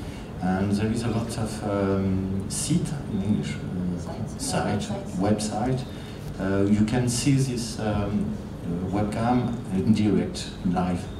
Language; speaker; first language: English; non-native, learner; French